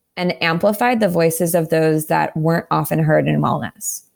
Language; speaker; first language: English; native; English